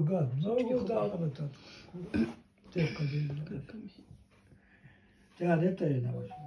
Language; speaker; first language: Bulgarian; non-native, local second language; Turkish